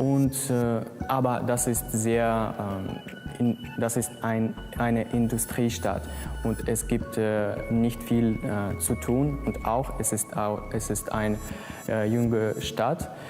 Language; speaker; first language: German; non-native, learner; Russian